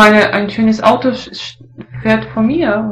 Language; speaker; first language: German; non-native, learner; Russian